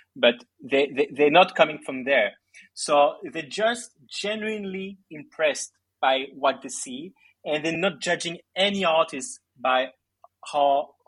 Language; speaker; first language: English; early bilingual, other home language; Greek